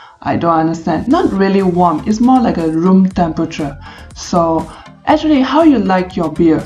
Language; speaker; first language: English; non-native, fluent; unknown